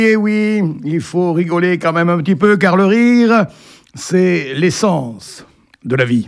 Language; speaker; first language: French; native; French